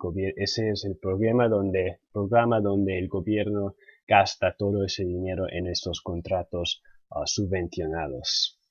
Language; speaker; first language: Spanish; non-native, fluent; English